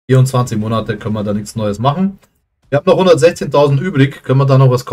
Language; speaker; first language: German; native; German